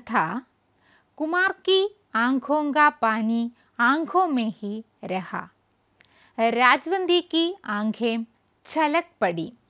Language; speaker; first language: Hindi; non-native, local second language; Malayalam